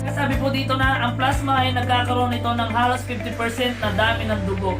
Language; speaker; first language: Filipino; native; Filipino